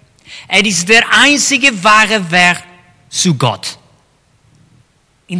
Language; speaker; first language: German; non-native, fluent; Spanish